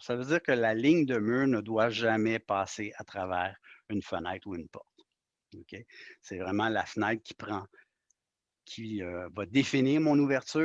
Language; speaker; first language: French; native; French